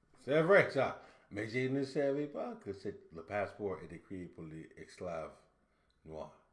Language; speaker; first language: French; non-native, learner; English